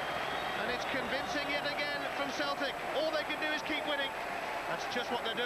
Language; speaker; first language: English; native; English